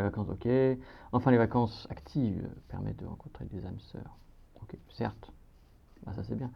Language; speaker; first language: French; native; French